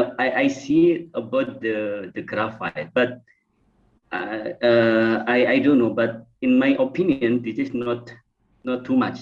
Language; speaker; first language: English; non-native, fluent; Indonesian